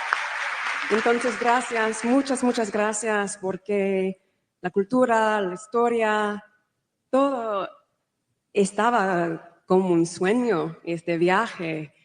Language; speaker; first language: Spanish; non-native, fluent; English